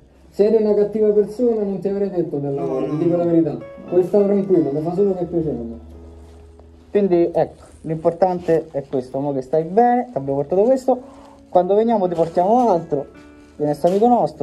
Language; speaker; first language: Italian; native; Italian